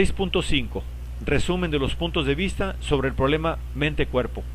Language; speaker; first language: Spanish; native; Spanish